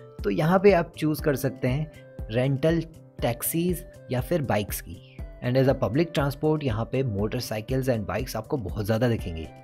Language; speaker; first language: Hindi; native; Hindi